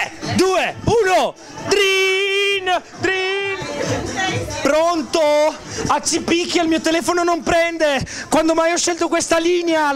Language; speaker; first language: Italian; native; Italian